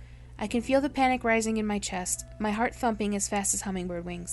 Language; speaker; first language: English; native; English